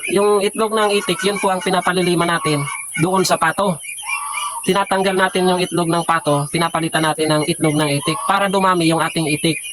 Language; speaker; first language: Filipino; non-native, local second language; Bikol